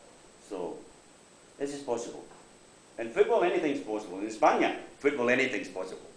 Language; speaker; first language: English; non-native, learner; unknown